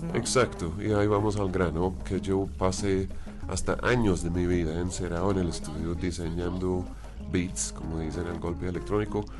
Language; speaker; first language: Spanish; non-native, fluent; English